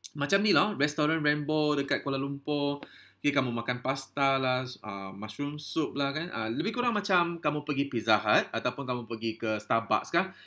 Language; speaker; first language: Malay; non-native, local second language; Chinese